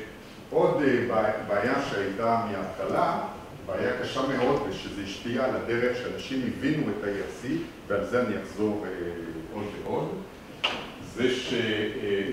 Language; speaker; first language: Hebrew; non-native, fluent; French